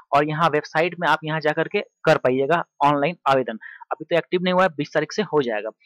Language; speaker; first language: Hindi; native; Hindi